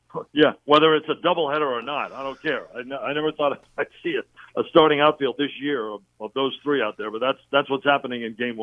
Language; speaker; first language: English; native; English